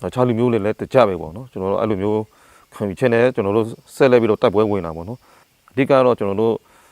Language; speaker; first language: Burmese; non-native, local second language; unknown